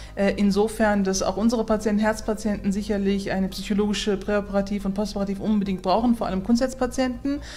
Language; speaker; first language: German; native; German